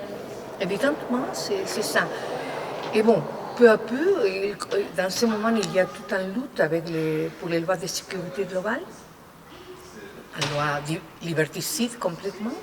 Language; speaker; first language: French; non-native, fluent; Spanish